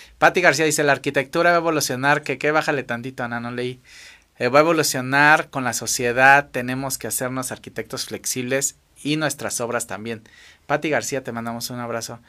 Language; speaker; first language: Spanish; native; Spanish